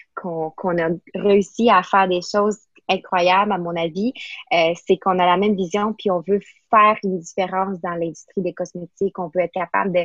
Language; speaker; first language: French; non-native, fluent; Spanish